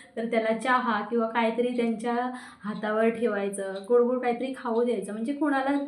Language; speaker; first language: Marathi; non-native, local second language; Konkani